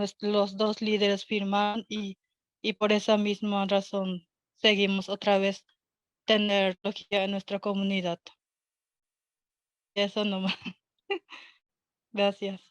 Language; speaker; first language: Spanish; non-native, local second language; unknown